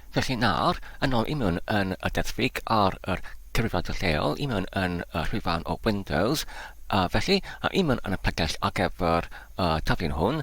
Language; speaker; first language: Welsh; non-native, fluent; English